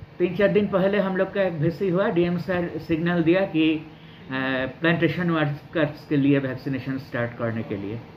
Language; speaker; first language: Hindi; non-native, local second language; Nepali